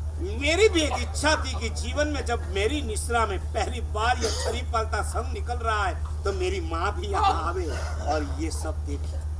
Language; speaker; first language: Hindi; non-native, local second language; Gujarati